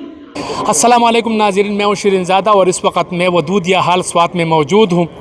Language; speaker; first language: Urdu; non-native, local second language; Pashto